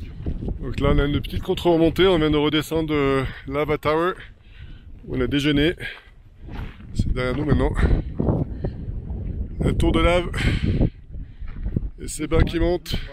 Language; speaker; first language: French; native; French